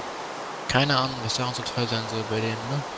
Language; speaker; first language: German; native; German